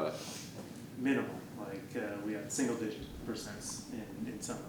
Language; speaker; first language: English; native; English